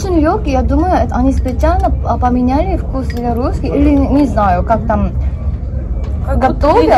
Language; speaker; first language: Russian; non-native, learner; Korean